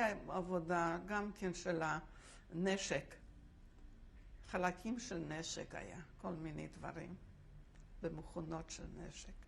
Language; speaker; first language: Hebrew; non-native, fluent; Polish